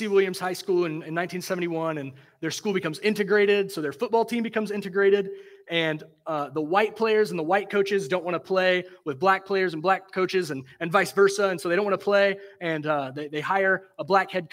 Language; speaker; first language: English; native; English